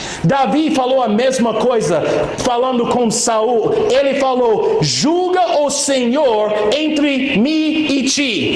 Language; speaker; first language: Portuguese; non-native, fluent; English